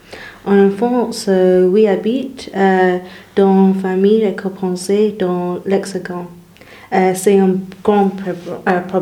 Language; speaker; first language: French; non-native, learner; English